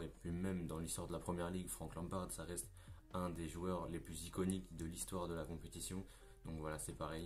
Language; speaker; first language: French; native; French